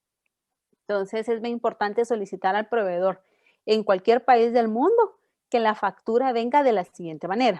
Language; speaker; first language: Spanish; native; Spanish